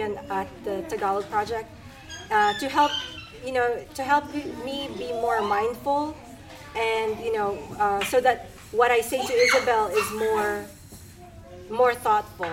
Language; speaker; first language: English; non-native, local second language; Filipino